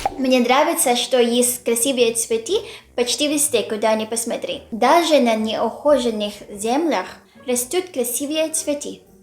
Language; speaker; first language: Russian; non-native, fluent; Filipino